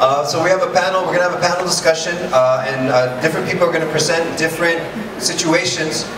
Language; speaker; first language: English; early bilingual, other home language; Spanish